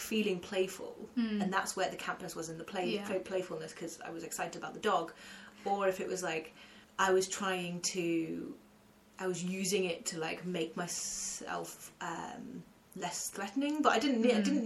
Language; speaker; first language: English; native; English